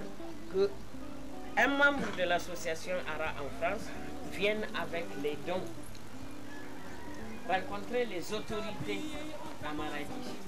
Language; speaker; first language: French; non-native, local second language; Hausa